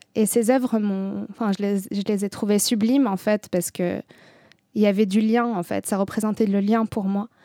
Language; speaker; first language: French; non-native, local second language; Arabic